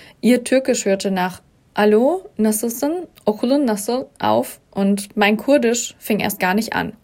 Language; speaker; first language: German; native; German